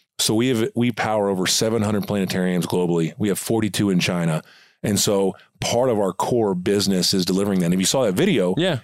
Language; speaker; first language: English; native; English